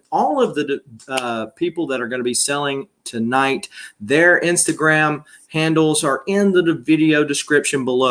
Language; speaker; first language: English; native; English